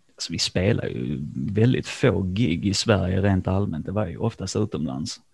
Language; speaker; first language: Swedish; native; Swedish